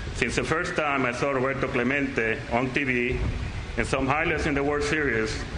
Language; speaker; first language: English; non-native, fluent; Spanish